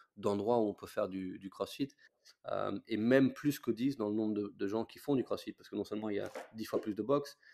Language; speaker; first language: French; non-native, fluent; English